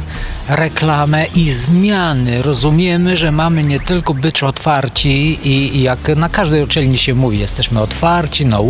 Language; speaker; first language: Polish; non-native, fluent; Bulgarian